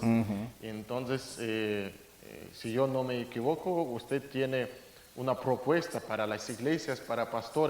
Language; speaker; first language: Spanish; non-native, fluent; Russian